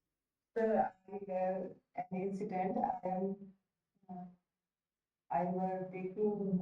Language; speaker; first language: English; non-native, learner; Hindi